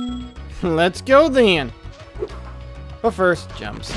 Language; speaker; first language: English; native; English